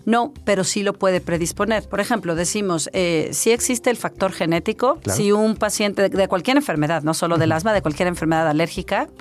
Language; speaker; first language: Spanish; native; Spanish